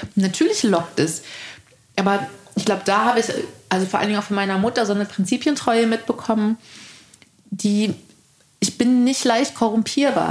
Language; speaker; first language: German; native; German